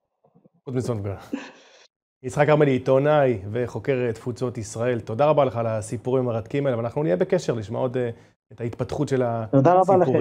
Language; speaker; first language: Hebrew; native; Hebrew